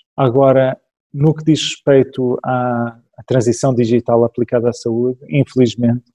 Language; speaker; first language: Portuguese; early bilingual, other home language; English